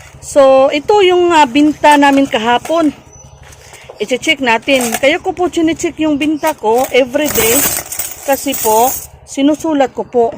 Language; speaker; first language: Filipino; non-native, local second language; Cebuano